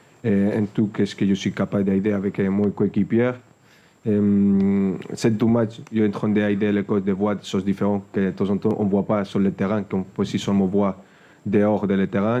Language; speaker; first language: French; non-native, fluent; Spanish